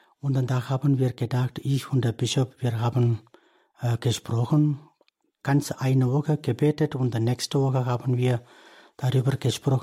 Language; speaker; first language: German; non-native, learner; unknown